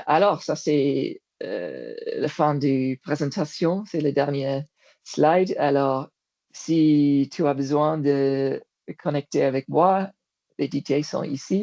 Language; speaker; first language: French; non-native, learner; English